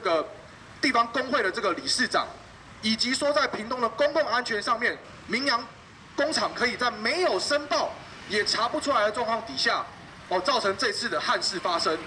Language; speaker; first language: Chinese; native; Chinese